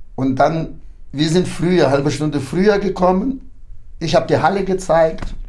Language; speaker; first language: German; early bilingual, heritage; German